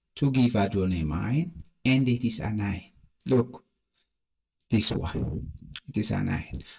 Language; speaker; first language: English; non-native, local second language; Amharic